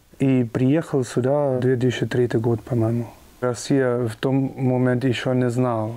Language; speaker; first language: Russian; non-native, fluent; German